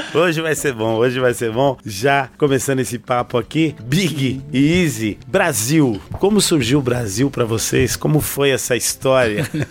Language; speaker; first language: Portuguese; native; Portuguese